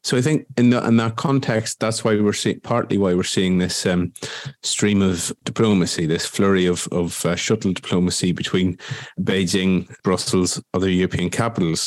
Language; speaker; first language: English; native; English